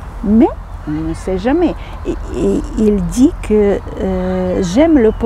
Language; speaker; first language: French; non-native, fluent; Ukrainian